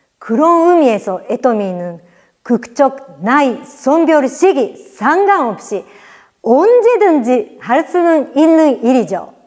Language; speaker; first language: Korean; non-native, fluent; Japanese